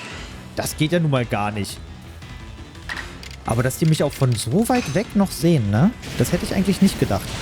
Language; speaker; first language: German; native; German